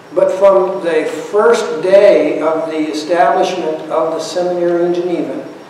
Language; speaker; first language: English; native; English